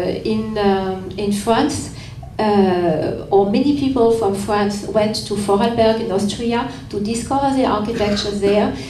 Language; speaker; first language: English; non-native, fluent; French